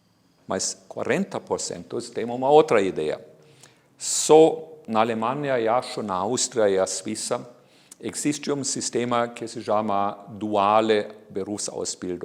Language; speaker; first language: Portuguese; non-native, fluent; German